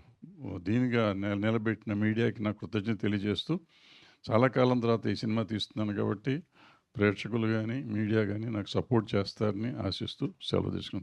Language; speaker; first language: Telugu; native; Telugu